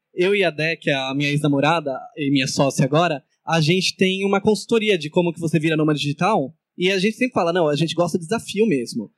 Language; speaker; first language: Portuguese; native; Portuguese